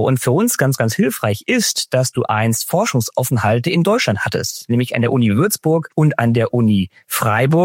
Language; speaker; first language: German; native; German